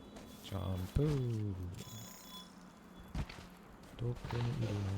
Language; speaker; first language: Japanese; non-native, learner; German